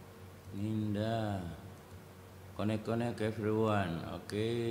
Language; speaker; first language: English; non-native, learner; Indonesian